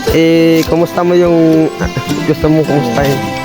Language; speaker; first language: Filipino; non-native, local second language; Waray